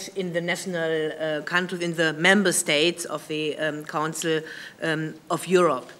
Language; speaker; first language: English; non-native, learner; German